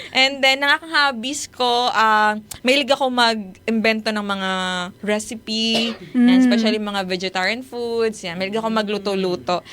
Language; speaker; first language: Filipino; native; Filipino